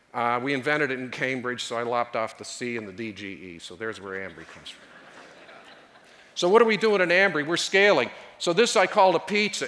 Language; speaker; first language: English; native; English